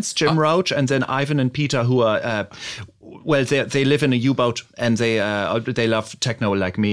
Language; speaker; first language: English; non-native, fluent; German